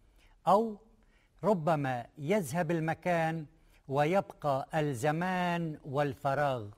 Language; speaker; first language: Arabic; native; Arabic